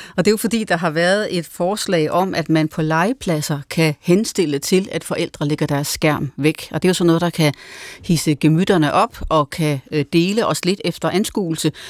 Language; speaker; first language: Danish; native; Danish